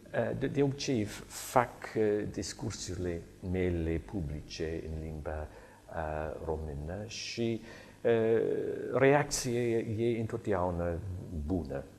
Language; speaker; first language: Romanian; non-native, fluent; English